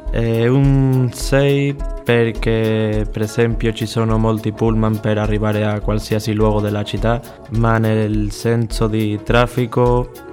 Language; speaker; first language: Italian; non-native, learner; Spanish